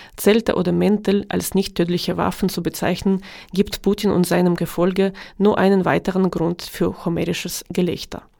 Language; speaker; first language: German; non-native, fluent; Ukrainian